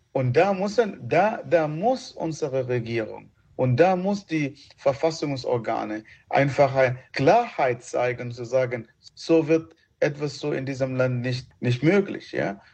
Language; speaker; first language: German; non-native, fluent; Arabic